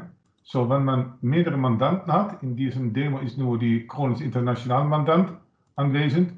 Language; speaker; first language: German; non-native, learner; Dutch